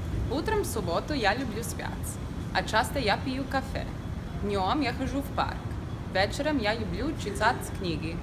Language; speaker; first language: Russian; non-native, learner; English